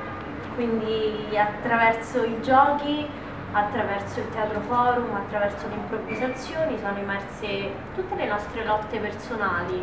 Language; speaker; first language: Italian; native; Italian